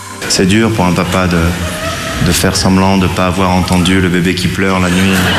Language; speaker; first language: French; native; French